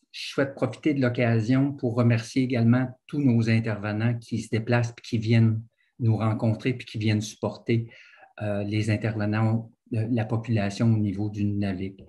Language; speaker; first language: French; native; French